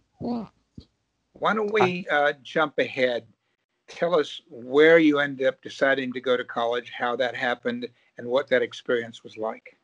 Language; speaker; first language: English; native; English